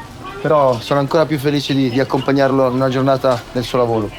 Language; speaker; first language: Italian; native; Italian